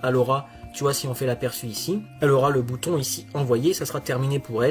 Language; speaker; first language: French; native; French